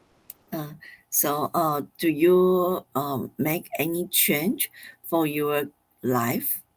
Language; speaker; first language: English; non-native, fluent; Chinese